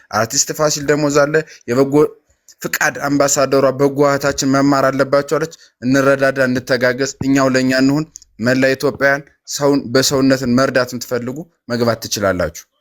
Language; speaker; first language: Amharic; native; Amharic